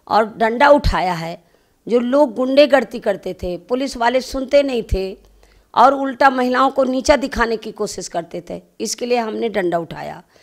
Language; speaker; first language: Hindi; native; Hindi